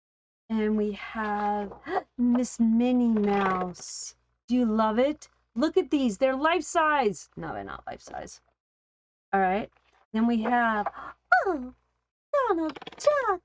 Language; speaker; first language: English; native; English